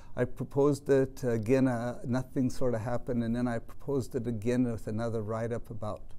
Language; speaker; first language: English; native; English